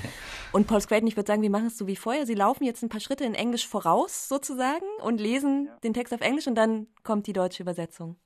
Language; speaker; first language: German; native; German